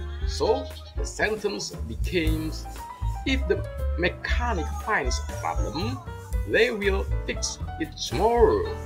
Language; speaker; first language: English; non-native, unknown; Indonesian